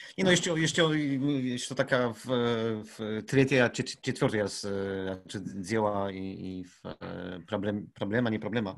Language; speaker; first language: Russian; non-native, learner; Polish